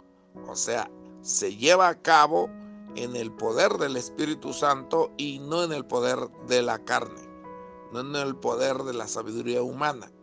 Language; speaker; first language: Spanish; native; Spanish